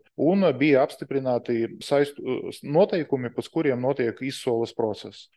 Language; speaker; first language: Latvian; non-native, local second language; Russian